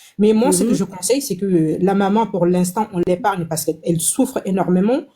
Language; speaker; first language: French; non-native, local second language; Wolof